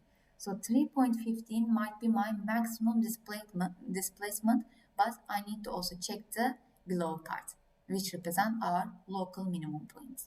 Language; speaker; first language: English; non-native, fluent; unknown